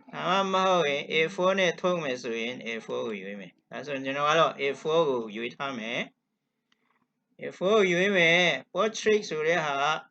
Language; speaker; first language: Burmese; non-native, local second language; Kachin